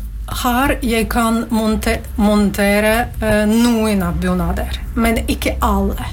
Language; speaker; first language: Norwegian; non-native, learner; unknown